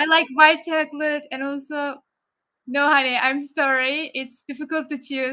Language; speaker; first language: English; non-native, fluent; Turkish